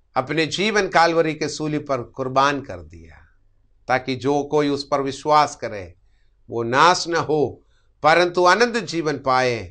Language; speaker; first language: Hindi; non-native, local second language; Malayalam